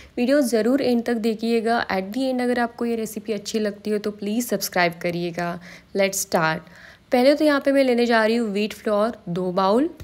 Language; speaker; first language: Hindi; non-native, local second language; Marathi